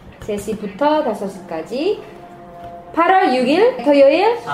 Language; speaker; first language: Korean; non-native, fluent; Indonesian